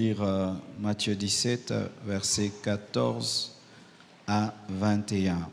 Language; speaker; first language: French; non-native, local second language; Lingala